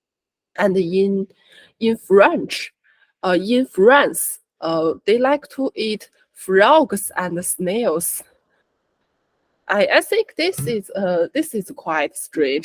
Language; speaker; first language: English; non-native, learner; Chinese